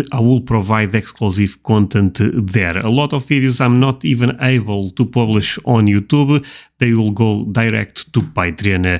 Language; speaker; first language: English; non-native, fluent; Portuguese